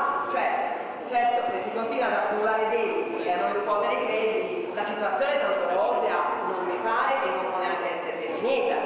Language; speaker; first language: Italian; native; Italian